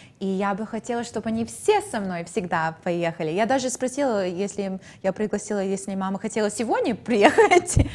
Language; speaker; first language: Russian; early bilingual, heritage; English